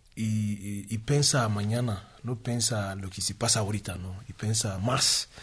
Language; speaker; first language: Spanish; non-native, learner; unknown